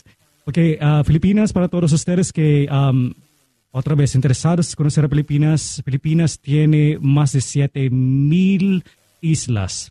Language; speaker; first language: Spanish; non-native, fluent; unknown